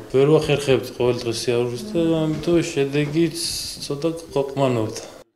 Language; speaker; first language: Georgian; native; Georgian